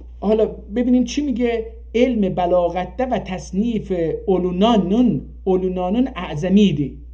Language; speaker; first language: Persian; non-native, local second language; Azerbaijani